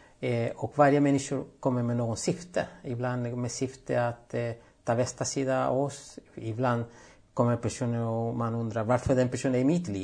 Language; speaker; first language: Swedish; non-native, fluent; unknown